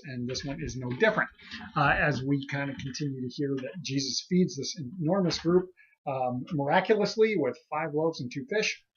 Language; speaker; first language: English; native; English